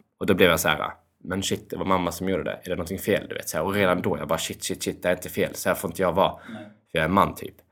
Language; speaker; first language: Swedish; early bilingual, other home language; Albanian